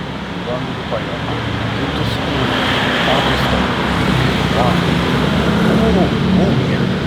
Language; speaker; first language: Japanese; non-native, fluent; Indonesian